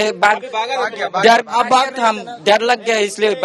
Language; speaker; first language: Hindi; non-native, learner; Bangla